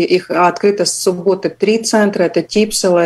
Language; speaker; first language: Russian; non-native, local second language; Latvian